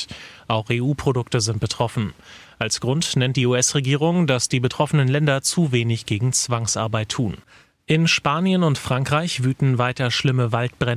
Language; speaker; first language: German; native; German